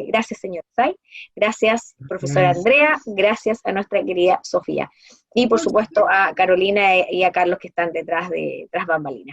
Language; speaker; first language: Spanish; native; Spanish